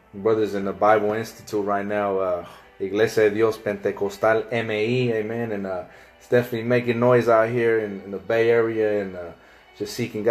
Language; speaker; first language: English; native; English